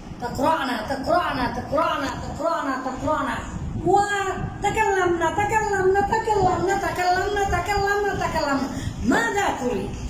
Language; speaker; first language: Arabic; non-native, fluent; Bangla